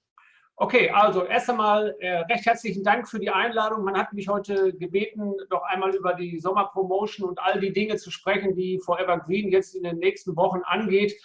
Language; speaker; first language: German; native; German